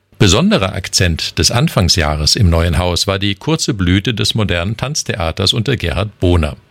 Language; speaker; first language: German; native; German